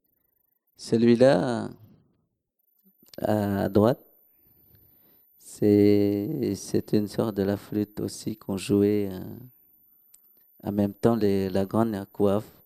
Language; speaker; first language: French; non-native, local second language; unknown